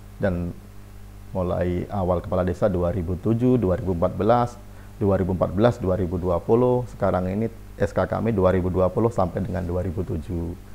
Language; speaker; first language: Indonesian; non-native, local second language; Javanese